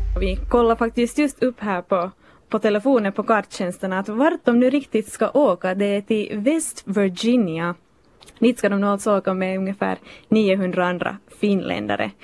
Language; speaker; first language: Swedish; native; Swedish